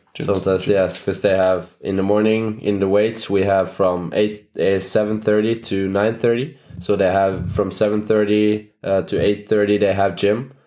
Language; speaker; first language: English; non-native, fluent; Norwegian